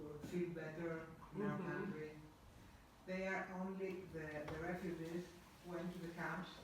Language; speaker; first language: English; non-native, learner; Greek